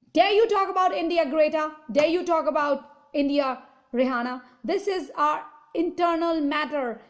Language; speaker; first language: English; non-native, local second language; Hindi